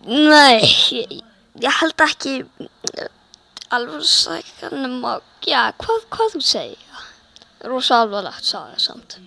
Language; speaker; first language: Icelandic; early bilingual, heritage; Icelandic